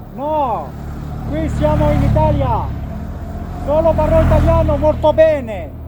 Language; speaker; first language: Italian; non-native, learner; French